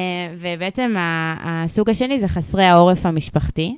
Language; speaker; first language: Hebrew; native; Hebrew